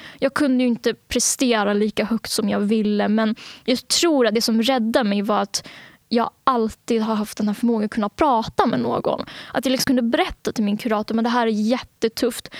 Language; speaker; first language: Swedish; early bilingual, other home language; Bangla